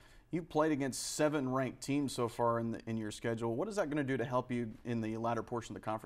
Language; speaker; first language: English; native; English